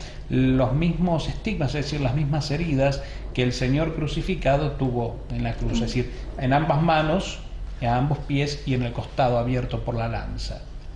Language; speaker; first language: Spanish; native; Spanish